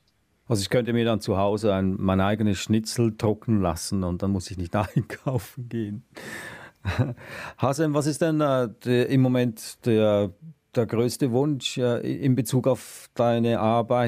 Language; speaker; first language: German; native; German